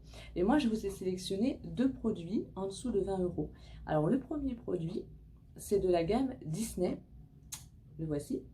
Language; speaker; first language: French; native; French